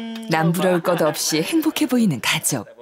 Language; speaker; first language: Korean; native; Korean